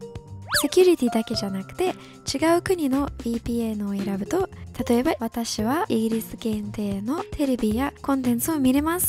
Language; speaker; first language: Japanese; non-native, fluent; English